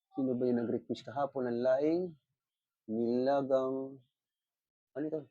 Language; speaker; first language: Filipino; non-native, local second language; Bikol